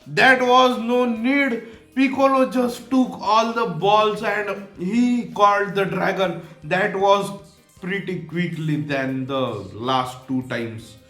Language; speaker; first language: English; non-native, local second language; Marathi